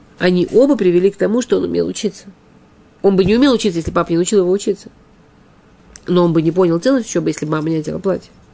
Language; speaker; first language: Russian; early bilingual, heritage; Russian